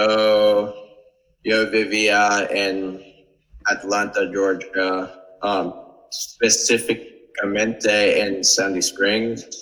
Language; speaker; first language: Spanish; non-native, learner; English